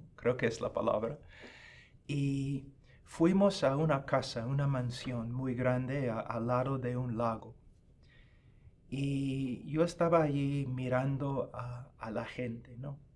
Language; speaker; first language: Spanish; non-native, fluent; English